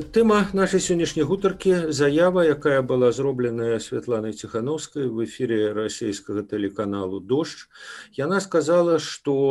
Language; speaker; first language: Belarusian; non-native, local second language; Russian